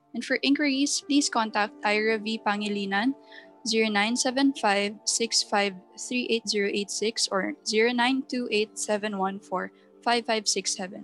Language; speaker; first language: English; non-native, local second language; Filipino